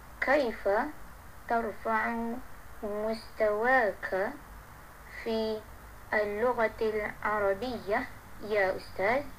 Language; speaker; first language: Arabic; non-native, learner; Malay